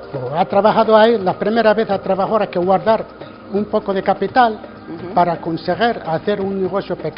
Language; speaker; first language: Spanish; non-native, learner; Arabic